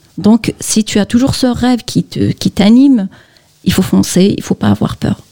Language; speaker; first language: French; non-native, local second language; Kabyle